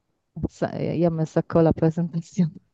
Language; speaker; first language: Spanish; non-native, learner; Polish